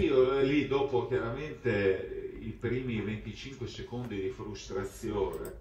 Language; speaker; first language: Italian; non-native, fluent; Russian